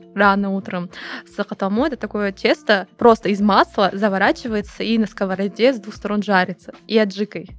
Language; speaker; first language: Russian; non-native, local second language; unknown